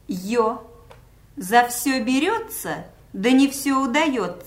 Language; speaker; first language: Russian; native; Russian